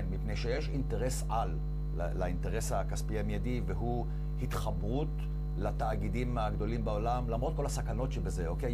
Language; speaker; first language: Hebrew; native; Hebrew